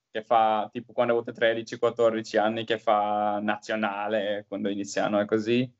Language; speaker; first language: Italian; non-native, learner; Finnish